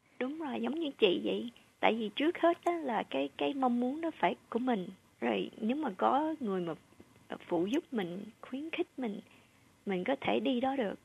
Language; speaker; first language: Vietnamese; early bilingual, heritage; Vietnamese